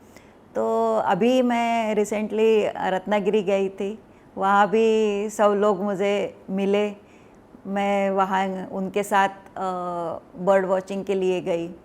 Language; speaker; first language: Hindi; non-native, local second language; Marathi